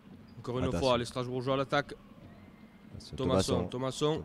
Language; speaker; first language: French; native; French